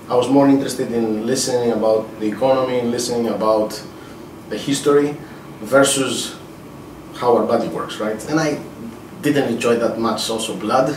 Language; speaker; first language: English; non-native, fluent; Greek